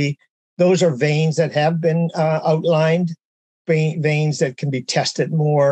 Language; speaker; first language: English; native; English